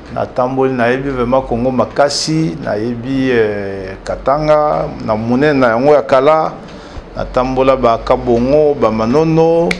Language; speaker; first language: Lingala; non-native, local second language; Luba-Lulua